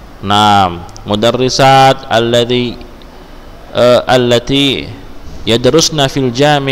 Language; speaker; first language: Arabic; non-native, fluent; Indonesian